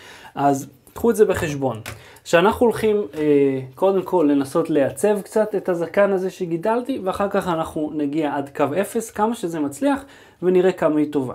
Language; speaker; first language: Hebrew; native; Hebrew